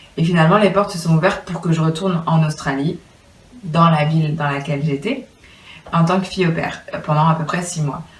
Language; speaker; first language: French; native; French